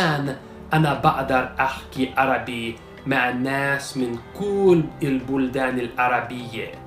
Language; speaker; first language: Arabic; non-native, fluent; English